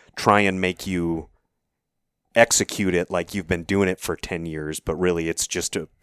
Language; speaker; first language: English; native; English